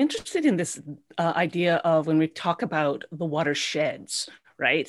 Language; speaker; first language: English; native; English